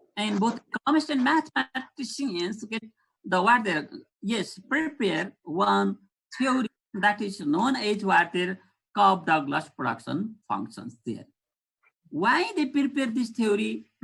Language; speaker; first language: English; non-native, local second language; Nepali